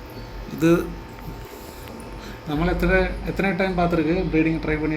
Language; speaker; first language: Tamil; non-native, learner; Malayalam